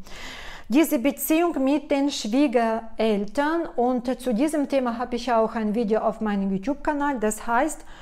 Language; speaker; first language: German; non-native, fluent; Russian